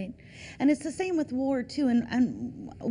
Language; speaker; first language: English; native; English